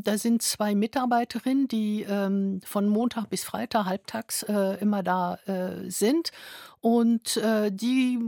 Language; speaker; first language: German; non-native, fluent; French